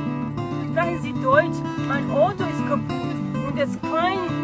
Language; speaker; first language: German; non-native, learner; English